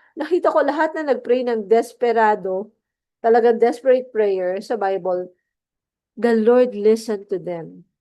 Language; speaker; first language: Filipino; non-native, local second language; Cebuano